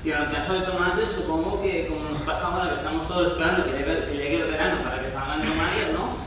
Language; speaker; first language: Spanish; non-native, local second language; Catalan